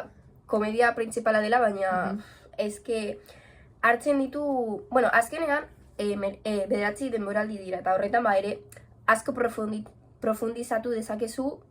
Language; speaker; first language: Basque; non-native, local second language; Spanish